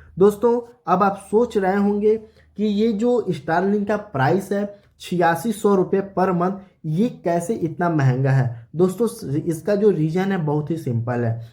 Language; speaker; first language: Hindi; native; Hindi